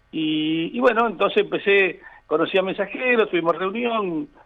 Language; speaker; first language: Spanish; native; Spanish